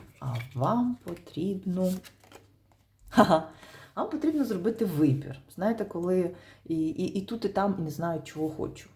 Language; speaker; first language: Ukrainian; non-native, local second language; Russian